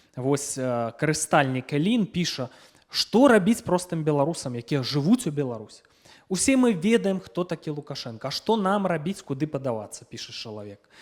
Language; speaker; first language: Belarusian; non-native, local second language; Russian